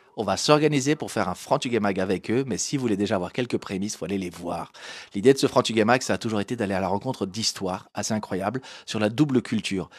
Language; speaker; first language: French; early bilingual, other home language; Portuguese